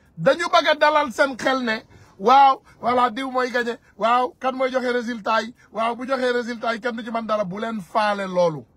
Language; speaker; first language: Wolof; non-native, local second language; Soninke